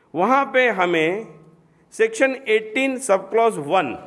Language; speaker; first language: Hindi; non-native, local second language; Marathi